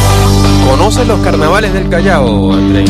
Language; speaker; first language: Spanish; native; Spanish